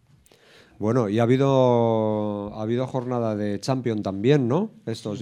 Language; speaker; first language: Spanish; native; Spanish